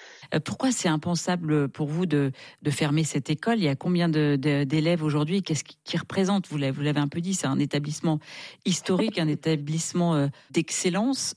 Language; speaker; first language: French; native; French